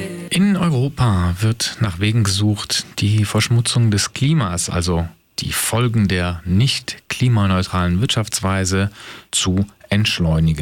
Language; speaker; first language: German; native; German